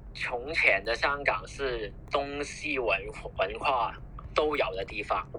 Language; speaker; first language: Chinese; non-native, fluent; Cantonese